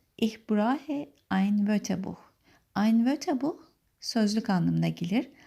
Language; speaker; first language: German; non-native, fluent; Turkish